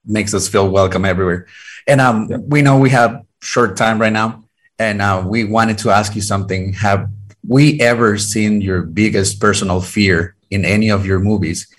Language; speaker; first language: English; non-native, fluent; Spanish